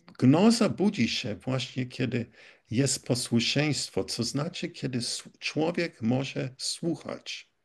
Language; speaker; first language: Polish; early bilingual, heritage; Polish